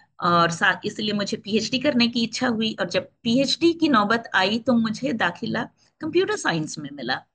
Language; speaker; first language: Hindi; non-native, local second language; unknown